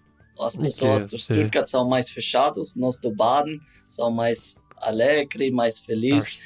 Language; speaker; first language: Portuguese; non-native, learner; German